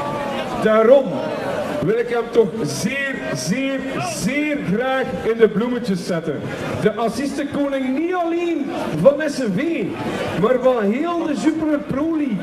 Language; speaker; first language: Dutch; native; Dutch